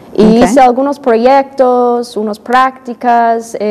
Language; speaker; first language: Spanish; non-native, fluent; English